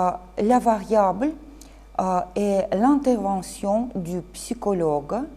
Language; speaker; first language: French; non-native, fluent; Russian